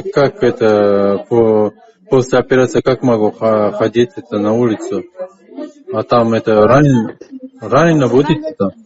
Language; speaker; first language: Russian; non-native, local second language; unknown